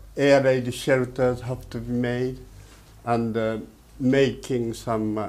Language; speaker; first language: English; non-native, fluent; Japanese